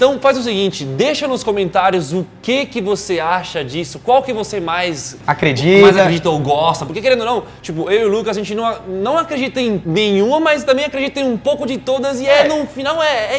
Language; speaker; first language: Portuguese; native; Portuguese